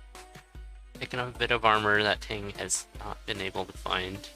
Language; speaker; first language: English; native; English